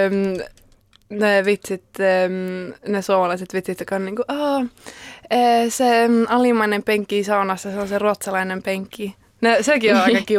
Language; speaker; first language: Finnish; early bilingual, heritage; Finnish